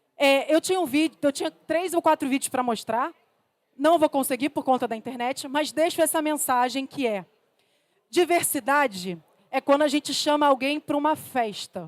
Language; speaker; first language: Portuguese; native; Portuguese